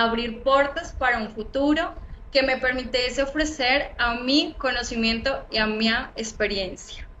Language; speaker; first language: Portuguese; non-native, learner; Spanish